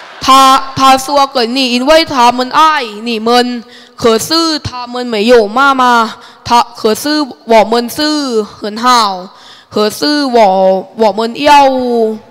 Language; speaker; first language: Chinese; non-native, learner; Thai